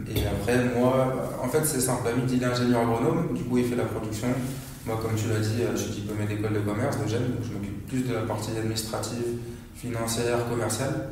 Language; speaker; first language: French; native; French